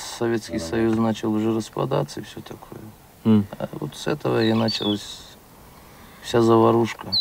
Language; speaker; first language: Russian; non-native, local second language; Azerbaijani